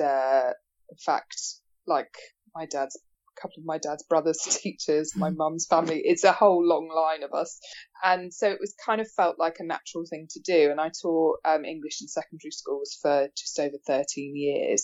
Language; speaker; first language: English; native; English